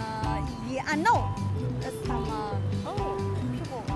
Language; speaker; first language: English; non-native, learner; Vietnamese